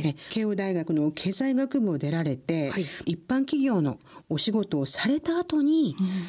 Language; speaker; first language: Japanese; native; Japanese